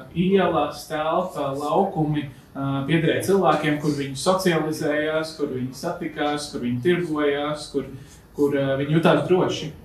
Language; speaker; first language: Latvian; native; Latvian